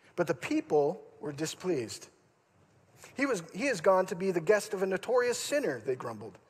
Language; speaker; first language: English; native; English